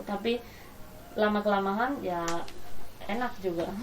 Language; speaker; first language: Indonesian; non-native, fluent; Spanish